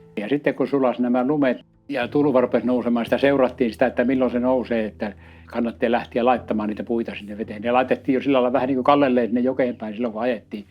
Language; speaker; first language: Finnish; native; Finnish